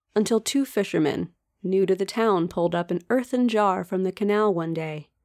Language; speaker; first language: English; native; English